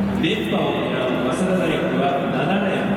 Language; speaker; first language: Japanese; native; Japanese